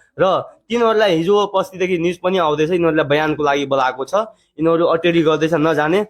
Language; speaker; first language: Nepali; non-native, local second language; Maithili